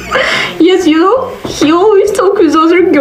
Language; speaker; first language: English; non-native, learner; Russian